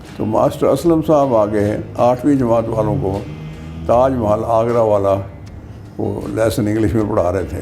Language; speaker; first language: Urdu; non-native, local second language; Punjabi